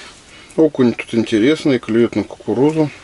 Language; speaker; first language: Russian; native; Russian